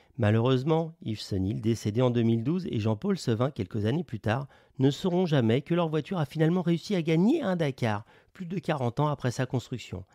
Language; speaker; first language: French; native; French